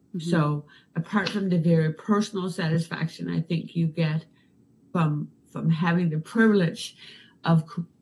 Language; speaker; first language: English; non-native, fluent; Danish